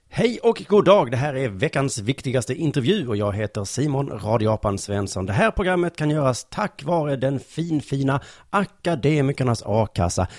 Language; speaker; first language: Swedish; native; Swedish